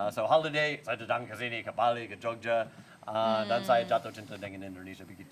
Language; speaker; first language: Indonesian; non-native, fluent; English